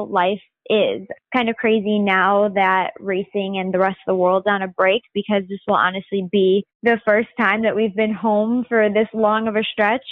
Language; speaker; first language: English; native; English